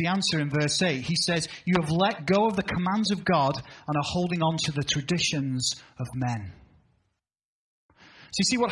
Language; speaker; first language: English; native; English